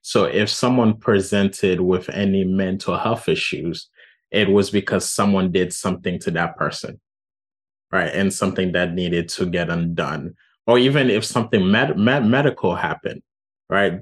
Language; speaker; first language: English; non-native, fluent; Haitian Creole